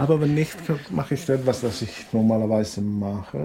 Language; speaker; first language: German; non-native, fluent; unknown